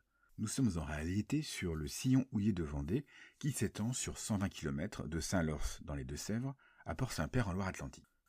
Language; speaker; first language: French; native; French